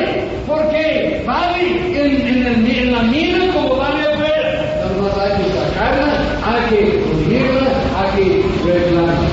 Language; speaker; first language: Spanish; non-native, fluent; English